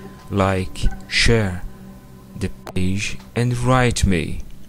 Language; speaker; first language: English; non-native, learner; Portuguese